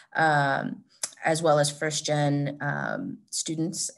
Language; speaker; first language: English; native; English